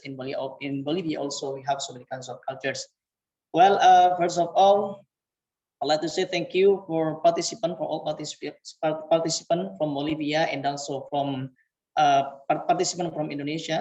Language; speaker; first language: English; non-native, fluent; Indonesian